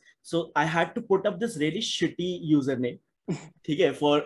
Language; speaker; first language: English; non-native, local second language; Hindi